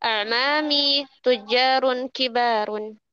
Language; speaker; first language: Arabic; non-native, learner; Indonesian